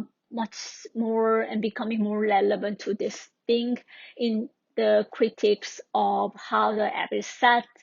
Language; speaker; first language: English; non-native, fluent; Korean